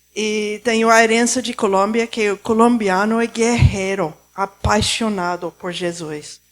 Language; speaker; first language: Portuguese; non-native, fluent; Spanish